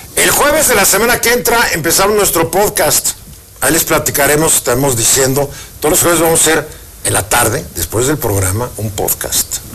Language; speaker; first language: Spanish; native; Spanish